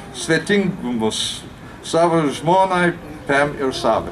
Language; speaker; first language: Lithuanian; non-native, learner; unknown